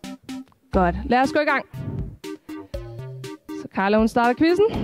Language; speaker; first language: Danish; native; Danish